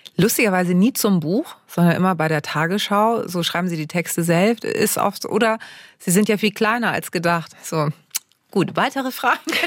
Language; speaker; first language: German; native; German